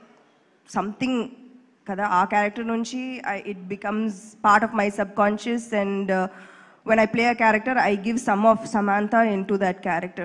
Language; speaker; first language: Telugu; non-native, local second language; English